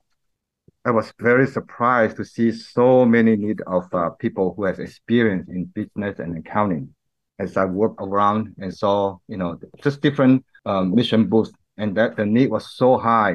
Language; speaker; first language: English; non-native, local second language; Min Nan Chinese